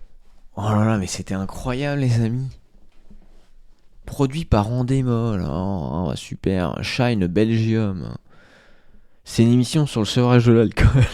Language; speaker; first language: French; native; French